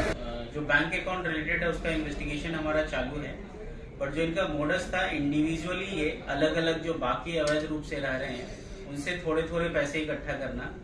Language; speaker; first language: Hindi; native; Hindi